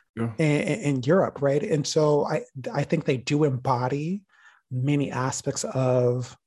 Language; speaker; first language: English; native; English